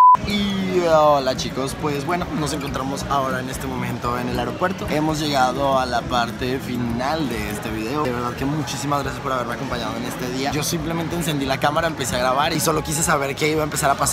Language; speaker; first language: Spanish; native; Spanish